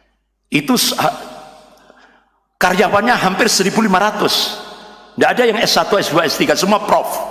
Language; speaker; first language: Indonesian; non-native, local second language; Javanese